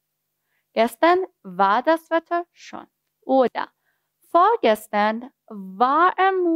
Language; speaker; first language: German; non-native, fluent; Persian